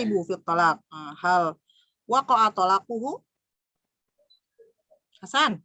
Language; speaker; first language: Arabic; non-native, fluent; Indonesian